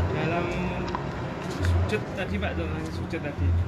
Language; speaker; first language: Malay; non-native, local second language; Javanese